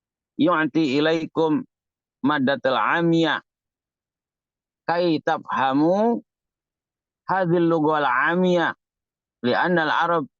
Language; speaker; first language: Arabic; non-native, fluent; Indonesian